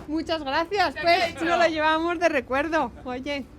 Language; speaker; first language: Spanish; native; Spanish